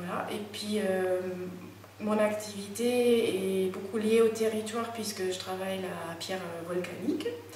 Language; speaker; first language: French; non-native, fluent; German